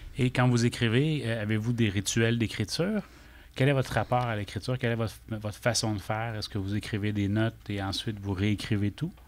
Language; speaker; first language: French; native; French